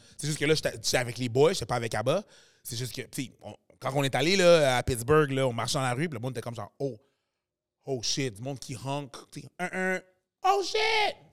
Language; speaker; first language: French; native; French